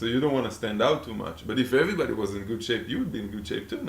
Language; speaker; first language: English; non-native, fluent; Hebrew